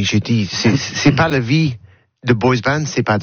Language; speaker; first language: French; non-native, learner; English